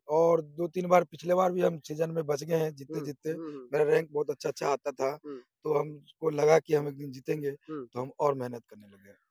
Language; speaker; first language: Hindi; native; Hindi